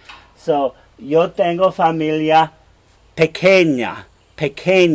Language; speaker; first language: Spanish; non-native, fluent; English